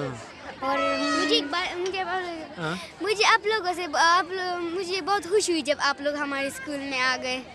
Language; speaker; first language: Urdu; non-native, local second language; Pashto